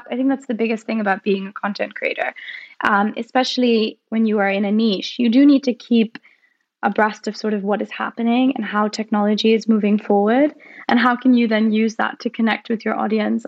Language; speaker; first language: English; non-native, local second language; Hindi